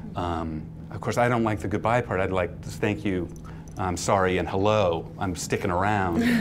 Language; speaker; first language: English; native; English